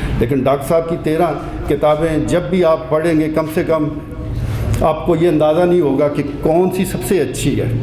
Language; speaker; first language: Urdu; non-native, local second language; Punjabi